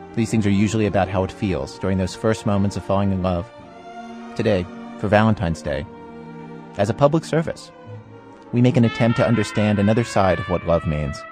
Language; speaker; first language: English; native; English